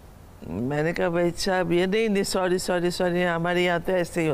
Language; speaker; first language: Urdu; non-native, fluent; Bangla